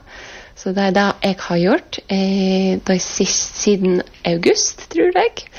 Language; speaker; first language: Norwegian; non-native, fluent; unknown